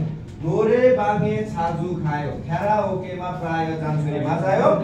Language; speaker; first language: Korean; non-native, fluent; Nepali